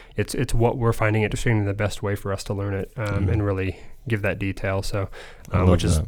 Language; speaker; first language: English; native; English